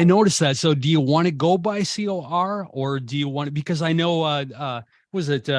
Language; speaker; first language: English; native; English